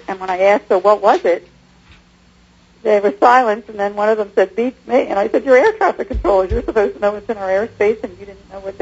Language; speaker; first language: English; native; English